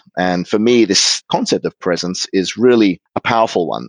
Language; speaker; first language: English; native; English